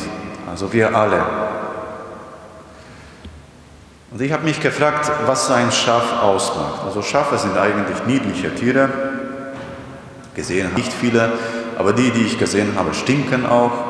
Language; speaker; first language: German; non-native, fluent; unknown